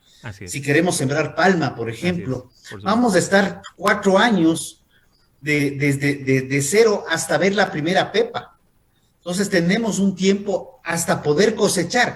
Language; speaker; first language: Spanish; native; Spanish